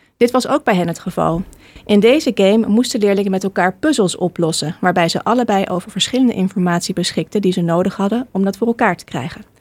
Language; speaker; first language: Dutch; native; Dutch